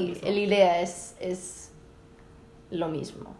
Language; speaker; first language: Spanish; early bilingual, heritage; Spanish